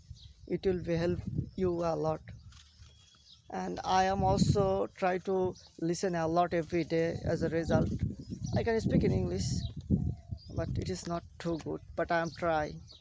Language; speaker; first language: English; non-native, learner; Bangla